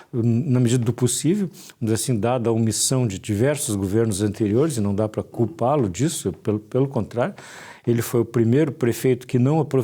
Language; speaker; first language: Portuguese; native; Portuguese